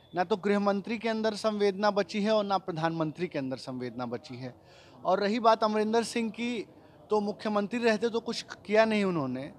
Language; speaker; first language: Hindi; native; Hindi